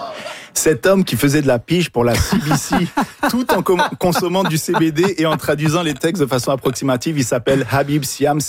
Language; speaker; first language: French; native; French